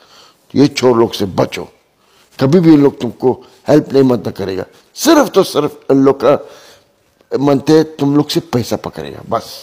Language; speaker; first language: Hindi; non-native, learner; Arabic